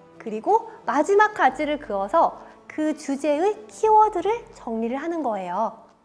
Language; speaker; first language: Korean; native; Korean